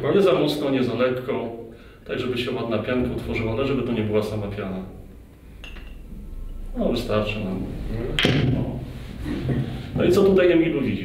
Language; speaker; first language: Polish; native; Polish